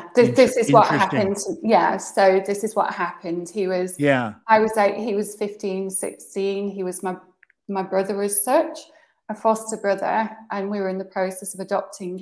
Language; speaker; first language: English; native; English